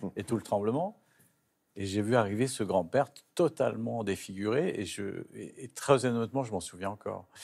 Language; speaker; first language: French; native; French